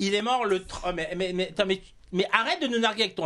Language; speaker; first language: French; native; French